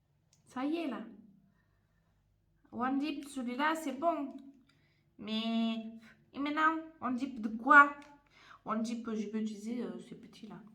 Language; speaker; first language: French; non-native, fluent; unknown